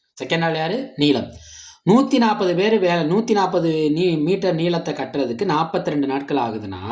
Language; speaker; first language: Tamil; native; Tamil